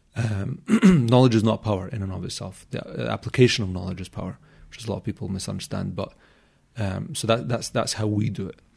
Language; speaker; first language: English; native; English